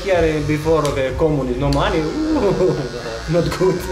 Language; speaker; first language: English; non-native, learner; Greek